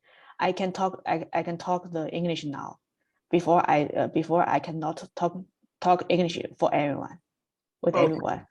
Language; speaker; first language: English; non-native, learner; Chinese